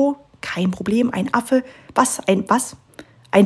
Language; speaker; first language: German; native; German